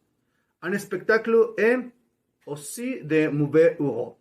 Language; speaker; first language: French; non-native, learner; Spanish